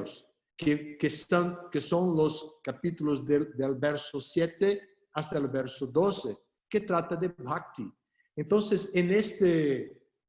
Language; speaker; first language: Spanish; non-native, fluent; Portuguese